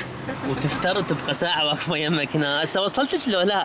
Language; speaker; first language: Arabic; native; Arabic